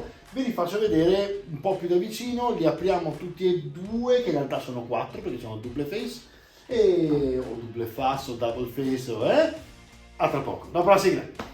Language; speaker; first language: Italian; native; Italian